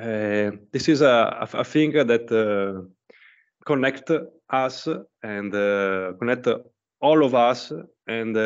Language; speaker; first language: English; non-native, learner; Italian